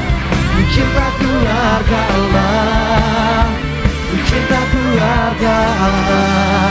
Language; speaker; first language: Indonesian; native; Indonesian